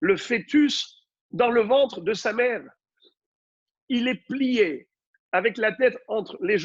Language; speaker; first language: French; native; French